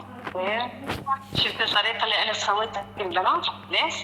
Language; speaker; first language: Arabic; non-native, fluent; Amharic